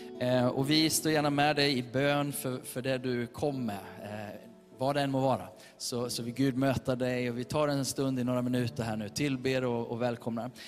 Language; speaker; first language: Swedish; native; Swedish